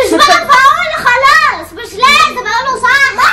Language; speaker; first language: Arabic; native; Arabic